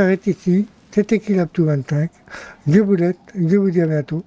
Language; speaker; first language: French; native; French